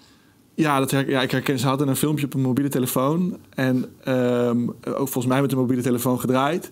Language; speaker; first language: Dutch; native; Dutch